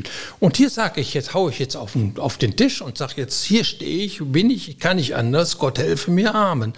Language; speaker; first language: German; native; German